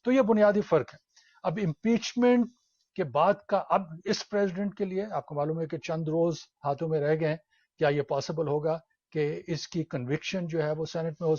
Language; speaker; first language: Urdu; native; Urdu